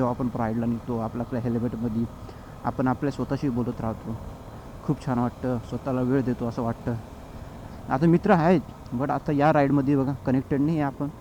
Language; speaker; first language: Marathi; non-native, local second language; Lambadi